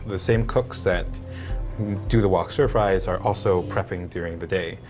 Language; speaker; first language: English; non-native, local second language; Cantonese